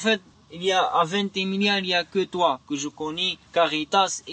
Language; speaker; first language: French; non-native, learner; Arabic